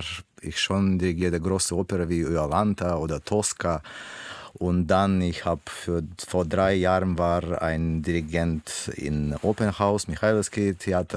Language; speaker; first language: German; non-native, learner; Russian